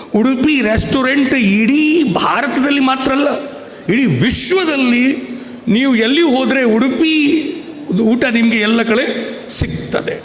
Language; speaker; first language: Kannada; non-native, fluent; Hindi